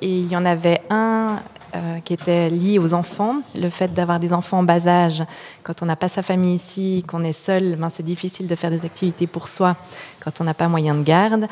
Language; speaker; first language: French; native; French